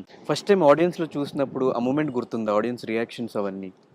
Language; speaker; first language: Telugu; native; Telugu